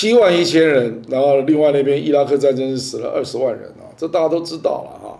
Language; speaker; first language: Chinese; native; Chinese